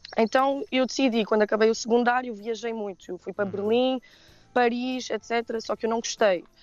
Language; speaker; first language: Portuguese; early bilingual, heritage; Portuguese